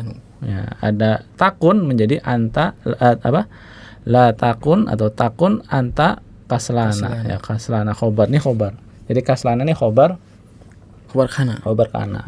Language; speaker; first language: Indonesian; native; Indonesian